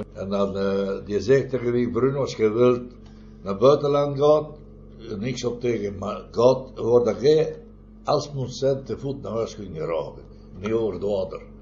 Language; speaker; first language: Dutch; non-native, fluent; Italian